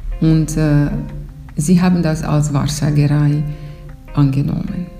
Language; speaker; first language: German; non-native, fluent; Portuguese